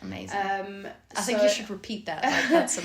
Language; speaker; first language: English; native; English